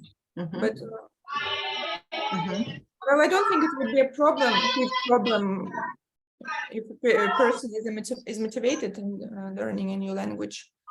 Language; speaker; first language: English; non-native, fluent; Russian